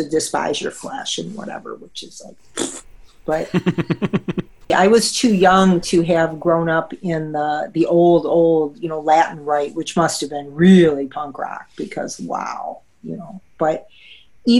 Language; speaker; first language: English; native; English